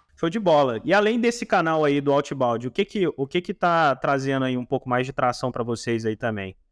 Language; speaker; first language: Portuguese; native; Portuguese